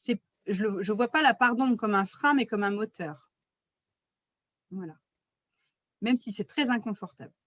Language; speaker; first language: French; native; French